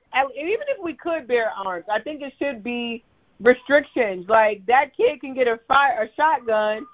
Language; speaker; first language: English; early bilingual, other home language; Krio